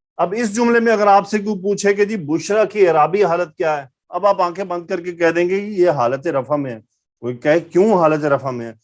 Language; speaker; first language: Urdu; native; Urdu